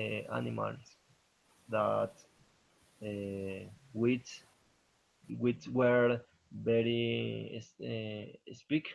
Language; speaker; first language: English; non-native, learner; Spanish